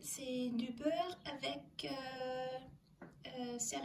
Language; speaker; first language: French; non-native, learner; English